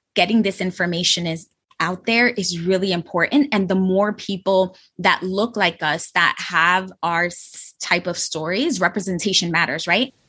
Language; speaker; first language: English; native; English